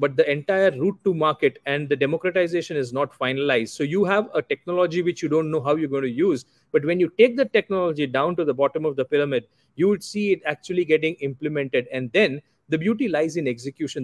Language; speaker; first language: English; non-native, local second language; Gujarati